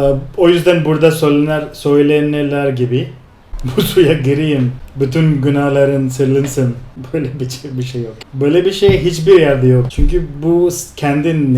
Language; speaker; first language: Turkish; non-native, fluent; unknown